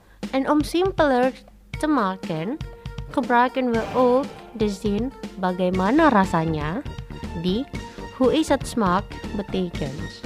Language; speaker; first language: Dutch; non-native, learner; Indonesian